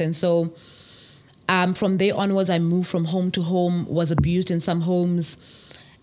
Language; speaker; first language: English; non-native, local second language; Zulu